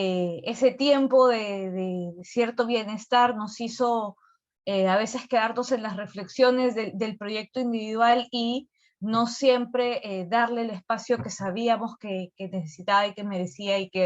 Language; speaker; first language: Spanish; native; Spanish